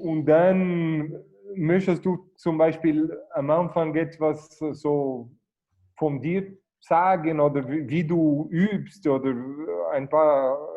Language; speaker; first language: German; non-native, fluent; Portuguese